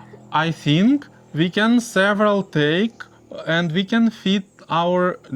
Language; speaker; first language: English; non-native, learner; Russian